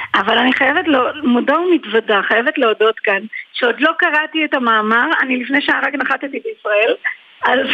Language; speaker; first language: Hebrew; native; Hebrew